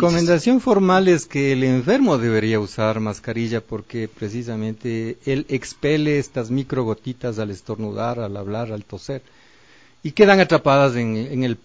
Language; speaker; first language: Spanish; native; Spanish